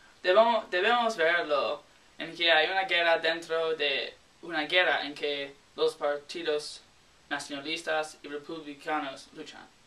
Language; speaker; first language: Spanish; non-native, learner; English